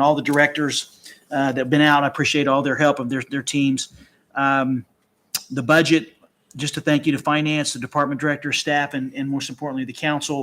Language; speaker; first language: English; native; English